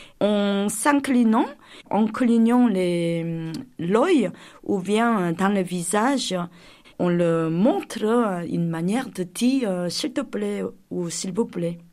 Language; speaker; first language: French; non-native, fluent; Korean